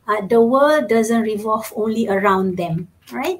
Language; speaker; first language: English; non-native, local second language; Malay